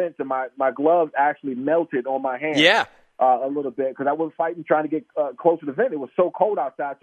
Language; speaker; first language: English; native; English